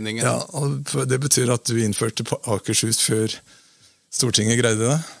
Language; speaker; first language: Norwegian; native; Norwegian